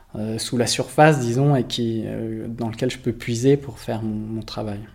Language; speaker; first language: French; native; French